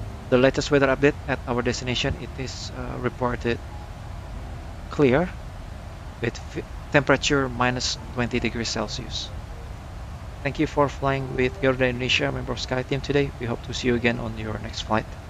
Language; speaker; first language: English; non-native, fluent; Indonesian